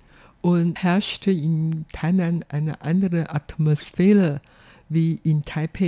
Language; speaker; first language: German; non-native, fluent; Chinese